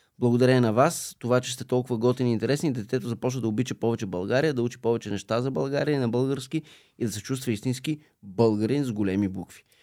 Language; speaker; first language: Bulgarian; native; Bulgarian